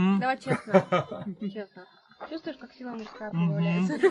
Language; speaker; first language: Russian; native; Russian